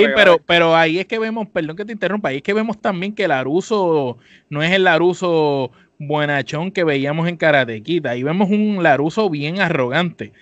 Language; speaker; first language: Spanish; native; Spanish